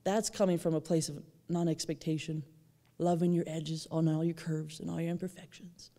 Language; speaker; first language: English; native; English